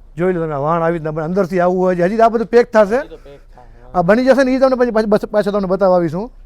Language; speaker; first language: Gujarati; non-native, local second language; Kachhi